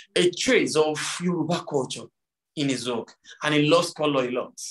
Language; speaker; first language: English; non-native, local second language; Yoruba